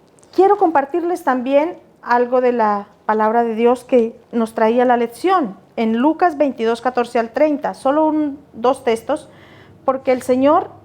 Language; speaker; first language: Spanish; native; Spanish